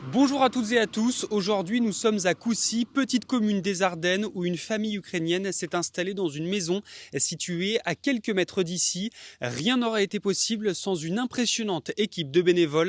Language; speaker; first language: French; native; French